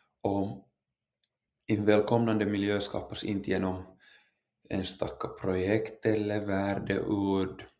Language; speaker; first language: Swedish; non-native, local second language; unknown